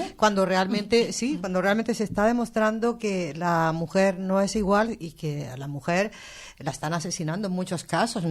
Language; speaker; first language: Spanish; native; Spanish